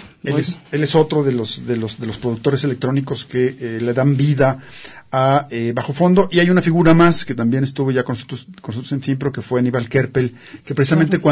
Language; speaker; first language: Spanish; native; Spanish